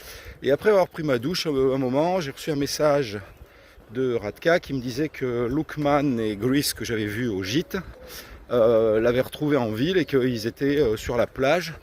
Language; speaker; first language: French; native; French